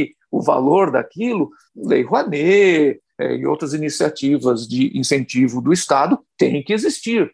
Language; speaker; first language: Portuguese; native; Portuguese